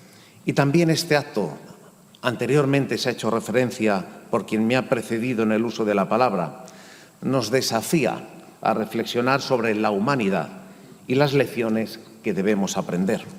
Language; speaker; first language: Spanish; native; Spanish